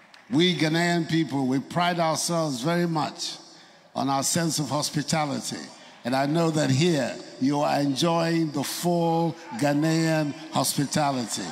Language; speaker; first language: English; non-native, local second language; Akan